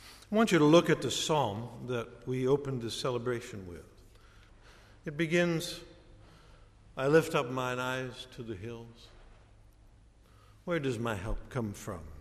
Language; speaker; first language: English; native; English